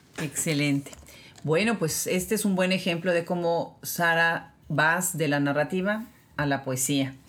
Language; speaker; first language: Spanish; native; Spanish